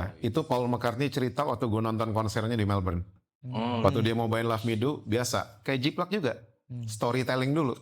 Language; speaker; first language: Indonesian; native; Indonesian